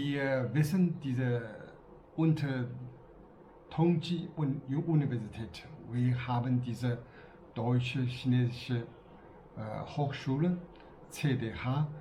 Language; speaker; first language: German; non-native, learner; Chinese